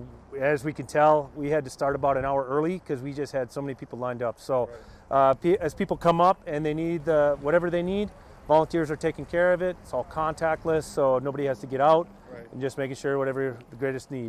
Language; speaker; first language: English; native; English